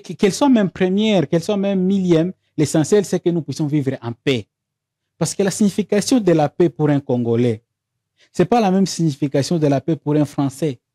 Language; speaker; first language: French; non-native, local second language; Swahili